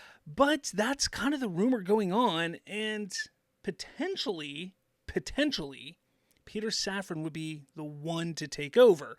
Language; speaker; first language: English; native; English